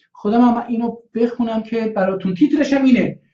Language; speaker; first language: Persian; non-native, local second language; Azerbaijani